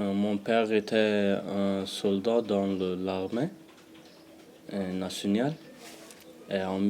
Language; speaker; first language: French; non-native, learner; Pashto